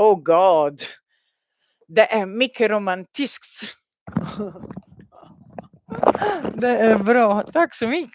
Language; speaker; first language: Swedish; non-native, learner; Italian